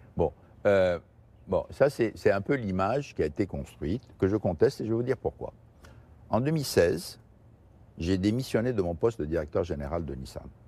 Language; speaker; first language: French; non-native, local second language; Portuguese